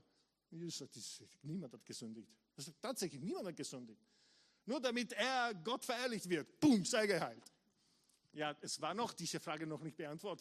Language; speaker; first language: German; non-native, fluent; English